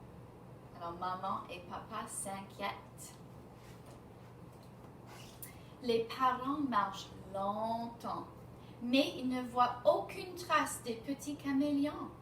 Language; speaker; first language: French; non-native, fluent; English